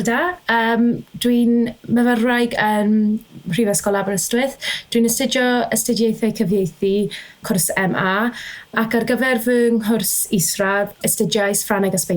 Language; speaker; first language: Welsh; native; Welsh